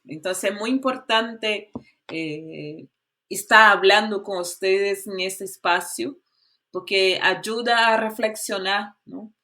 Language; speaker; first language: Spanish; non-native, fluent; Portuguese